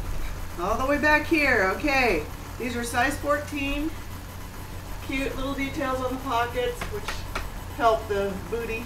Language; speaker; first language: English; native; English